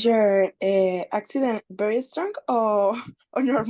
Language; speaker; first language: English; non-native, learner; Spanish